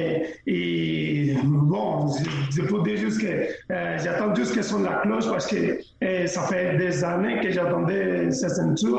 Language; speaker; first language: French; non-native, fluent; Spanish